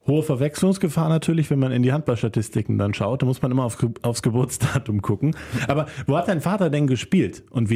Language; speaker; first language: German; native; German